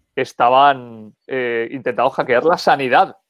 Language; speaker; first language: Spanish; native; Spanish